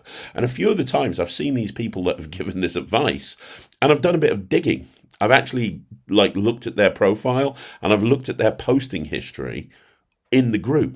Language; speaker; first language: English; native; English